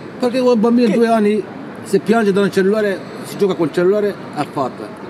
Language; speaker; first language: Italian; non-native, learner; Turkish